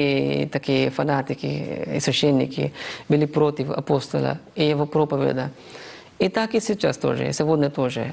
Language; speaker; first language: Russian; non-native, fluent; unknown